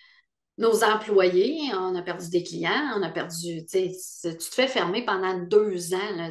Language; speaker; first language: French; native; French